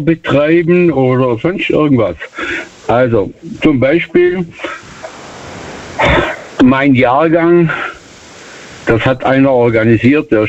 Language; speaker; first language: German; native; German